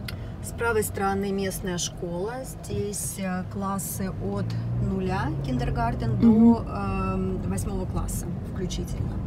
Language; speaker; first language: Russian; native; Russian